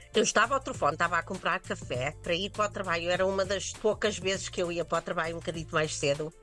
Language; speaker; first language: Portuguese; early bilingual, heritage; English